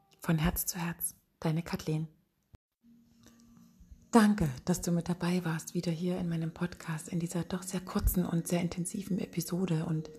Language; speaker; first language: German; native; German